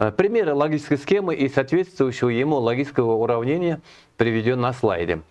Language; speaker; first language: Russian; non-native, local second language; Kazakh